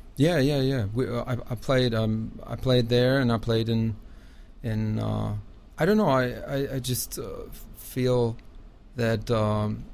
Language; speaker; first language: English; non-native, fluent; German